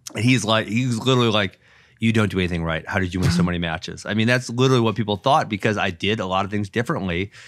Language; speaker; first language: English; native; English